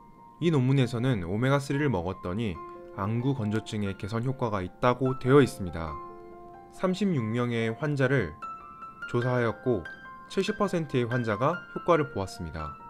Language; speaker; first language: Korean; native; Korean